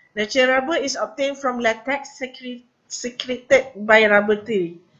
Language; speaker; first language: English; non-native, local second language; Malay